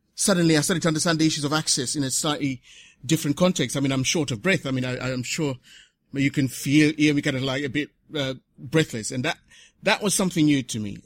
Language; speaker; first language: English; non-native, local second language; Shona